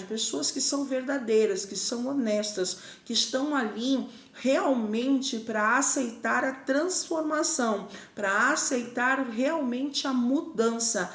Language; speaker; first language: Portuguese; native; Portuguese